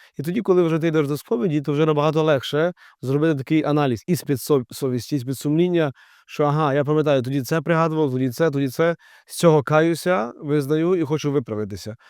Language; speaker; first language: Ukrainian; native; Ukrainian